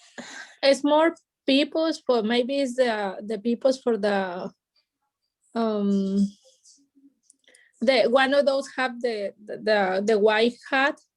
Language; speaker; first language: English; non-native, learner; Spanish